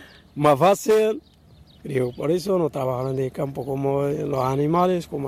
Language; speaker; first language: Spanish; non-native, learner; Arabic